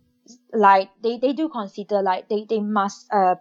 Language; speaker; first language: English; non-native, local second language; Chinese